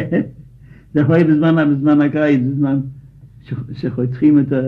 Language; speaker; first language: Hebrew; non-native, fluent; Yiddish